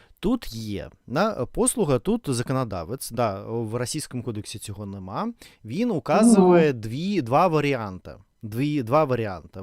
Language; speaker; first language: Ukrainian; non-native, learner; Russian